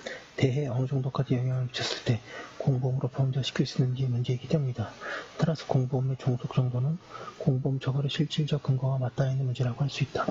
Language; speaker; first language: Korean; native; Korean